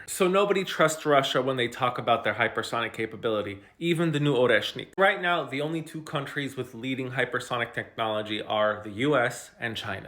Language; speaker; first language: English; native; English